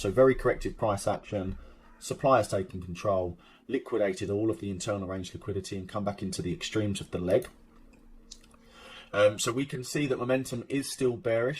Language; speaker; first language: English; native; English